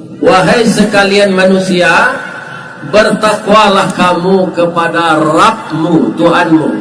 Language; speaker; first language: Malay; non-native, local second language; Minangkabau